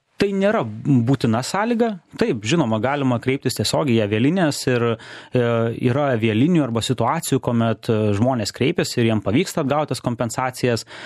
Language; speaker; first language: Lithuanian; native; Lithuanian